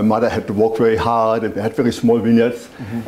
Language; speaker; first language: English; non-native, fluent; German